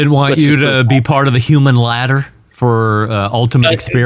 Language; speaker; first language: English; native; English